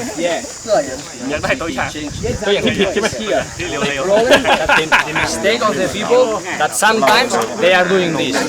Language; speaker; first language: English; non-native, fluent; Spanish